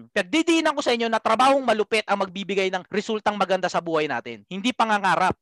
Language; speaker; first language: Filipino; native; Filipino